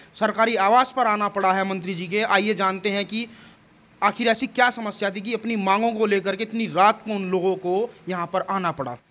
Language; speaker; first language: Hindi; native; Hindi